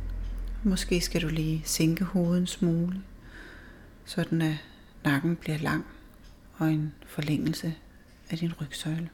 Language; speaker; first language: Danish; native; Danish